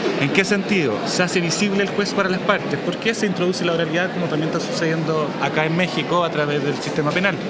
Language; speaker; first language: Spanish; native; Spanish